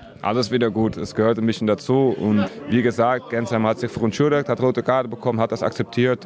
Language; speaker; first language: German; non-native, fluent; Dutch